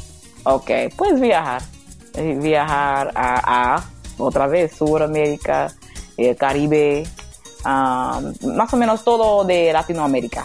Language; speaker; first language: Spanish; non-native, learner; English